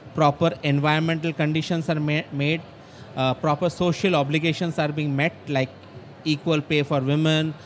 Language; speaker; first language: English; non-native, local second language; Bangla